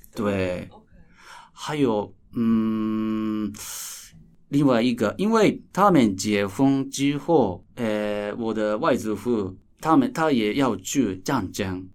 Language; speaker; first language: Chinese; non-native, fluent; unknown